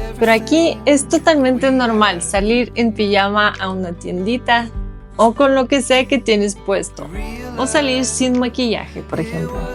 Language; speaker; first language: Spanish; non-native, fluent; Russian